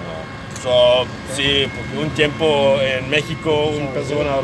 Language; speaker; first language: Spanish; non-native, learner; German